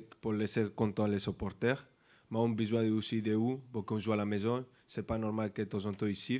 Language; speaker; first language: French; non-native, fluent; Spanish